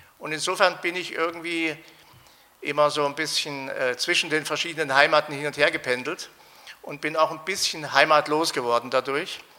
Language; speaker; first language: German; native; German